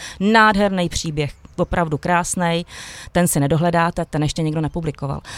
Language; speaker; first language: Czech; native; Czech